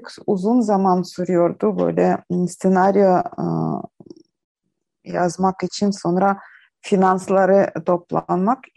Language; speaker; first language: Turkish; non-native, learner; Ukrainian